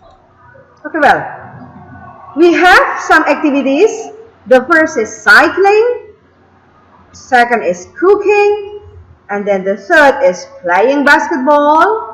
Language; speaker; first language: English; non-native, fluent; Indonesian